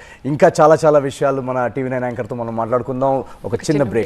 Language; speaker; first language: Telugu; native; Telugu